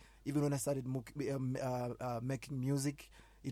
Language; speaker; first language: English; non-native, local second language; Shona